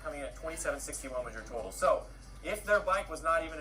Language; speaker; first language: English; native; English